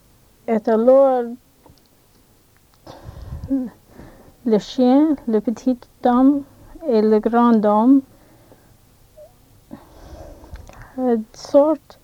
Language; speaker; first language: French; non-native, learner; English